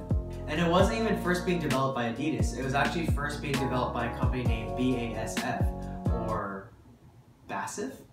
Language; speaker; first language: English; native; English